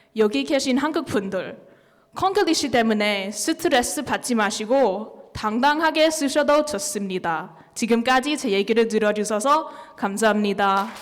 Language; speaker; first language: Korean; non-native, learner; English